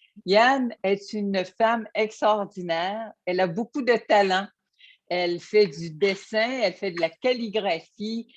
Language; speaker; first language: French; native; French